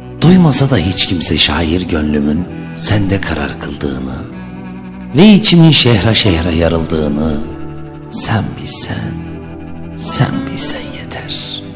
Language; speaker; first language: Turkish; native; Turkish